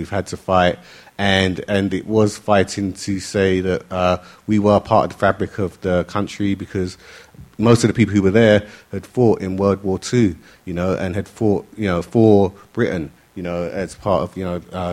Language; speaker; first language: English; native; English